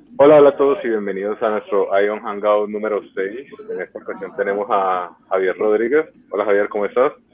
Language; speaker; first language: Spanish; native; Spanish